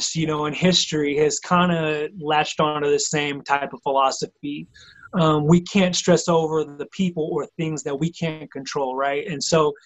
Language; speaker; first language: English; native; English